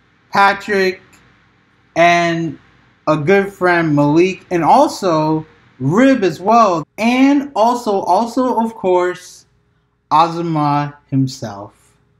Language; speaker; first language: English; native; English